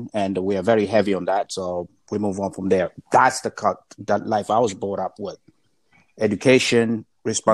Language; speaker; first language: English; non-native, local second language; Swahili